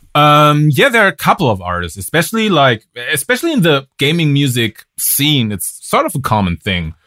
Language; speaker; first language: English; non-native, fluent; German